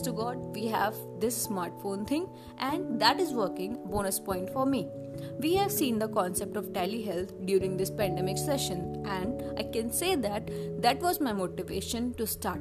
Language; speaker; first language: English; non-native, local second language; Hindi